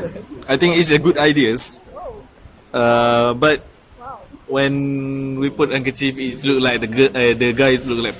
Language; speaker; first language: English; non-native, learner; Malay